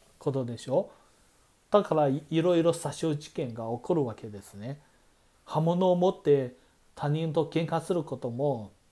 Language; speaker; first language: Japanese; non-native, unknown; Chinese